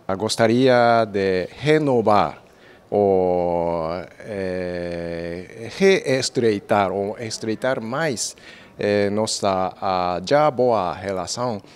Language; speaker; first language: Portuguese; non-native, fluent; Japanese